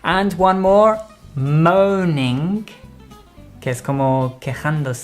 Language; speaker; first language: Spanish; non-native, fluent; English